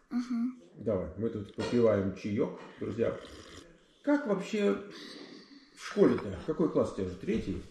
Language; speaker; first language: Russian; native; Russian